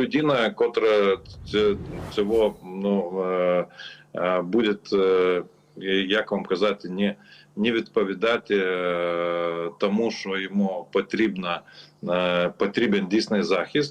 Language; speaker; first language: Ukrainian; non-native, learner; Lithuanian